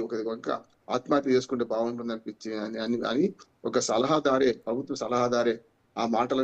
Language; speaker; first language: Telugu; native; Telugu